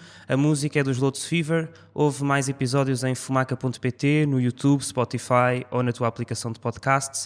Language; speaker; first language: Portuguese; native; Portuguese